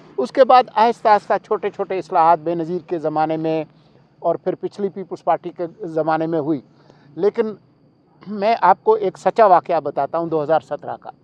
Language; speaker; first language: Urdu; non-native, local second language; Sindhi